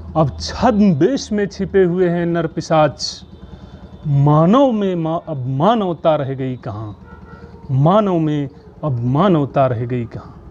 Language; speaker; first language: Hindi; native; Hindi